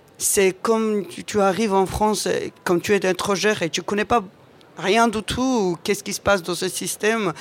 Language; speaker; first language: French; non-native, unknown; Georgian